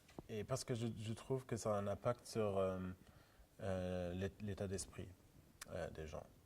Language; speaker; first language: French; non-native, local second language; Luxembourgish